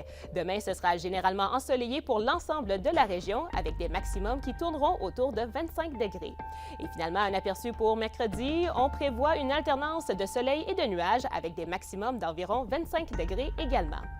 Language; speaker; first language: French; native; French